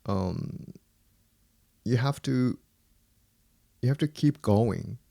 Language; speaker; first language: English; non-native, fluent; Japanese